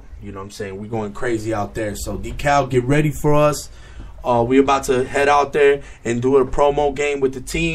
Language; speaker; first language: English; native; English